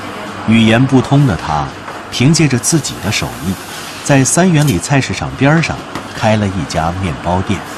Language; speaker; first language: Chinese; native; Chinese